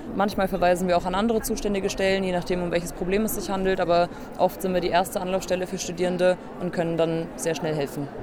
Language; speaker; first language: German; native; German